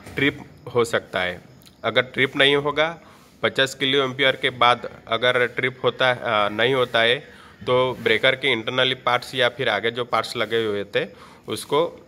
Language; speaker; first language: Hindi; non-native, local second language; Gujarati